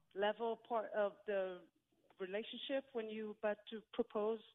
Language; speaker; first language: English; non-native, fluent; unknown